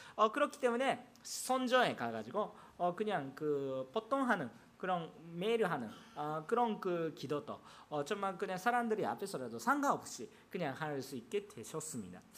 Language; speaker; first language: Korean; non-native, fluent; Japanese